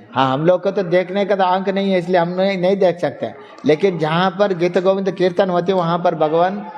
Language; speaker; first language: Hindi; non-native, local second language; Kannada